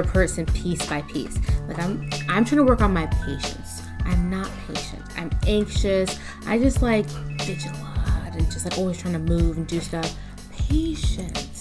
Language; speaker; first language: English; native; English